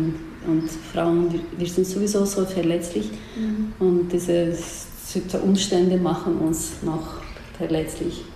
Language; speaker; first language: German; non-native, fluent; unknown